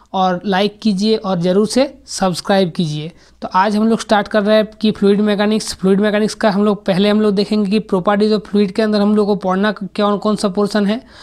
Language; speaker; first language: Hindi; non-native, local second language; Bangla